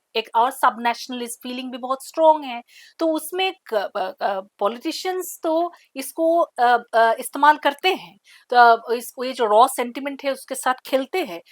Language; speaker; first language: Hindi; non-native, local second language; Assamese